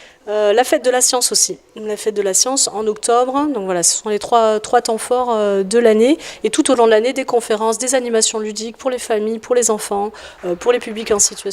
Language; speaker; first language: French; native; French